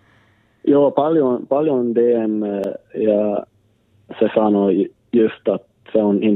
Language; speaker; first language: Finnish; non-native, local second language; Swedish